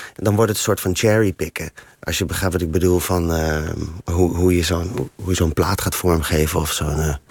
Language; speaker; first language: Dutch; native; Dutch